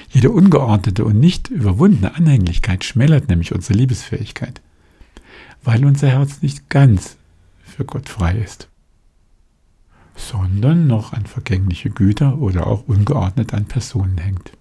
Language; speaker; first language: German; native; German